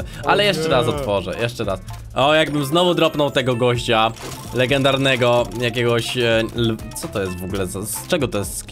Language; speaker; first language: Polish; native; Polish